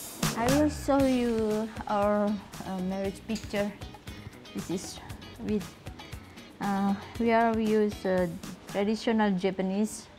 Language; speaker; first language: English; non-native, learner; Indonesian